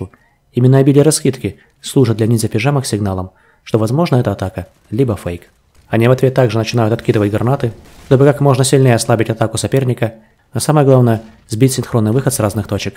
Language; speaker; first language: Russian; native; Russian